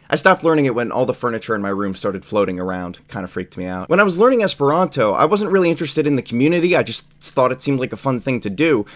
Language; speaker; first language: English; native; English